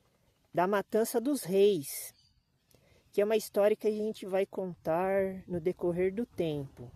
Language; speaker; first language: Portuguese; native; Portuguese